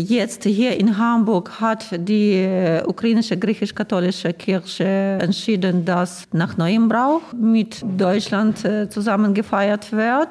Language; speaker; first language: German; non-native, fluent; Ukrainian